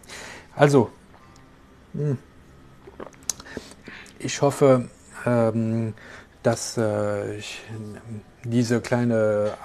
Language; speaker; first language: German; non-native, local second language; French